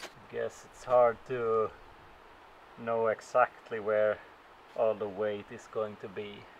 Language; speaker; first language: English; non-native, fluent; Swedish